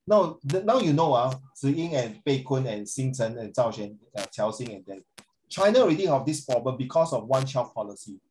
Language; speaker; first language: English; non-native, local second language; Chinese